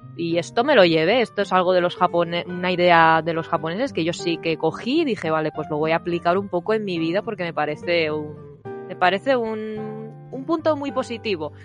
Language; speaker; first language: Spanish; native; Spanish